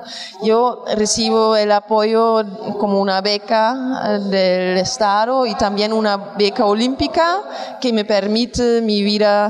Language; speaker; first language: Spanish; non-native, fluent; German